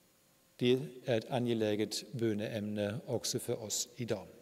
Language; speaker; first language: Swedish; non-native, fluent; German